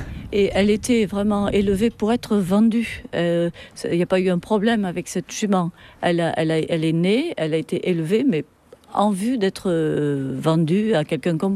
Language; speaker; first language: French; native; French